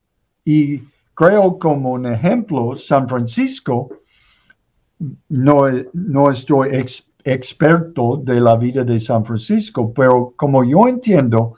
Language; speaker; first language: Spanish; non-native, learner; English